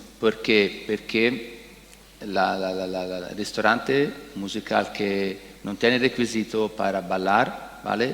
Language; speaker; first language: Spanish; non-native, learner; Italian